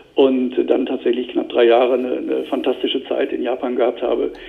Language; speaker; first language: German; native; German